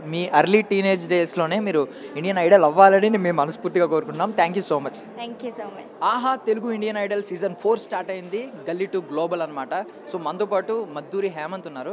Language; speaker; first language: Telugu; native; Telugu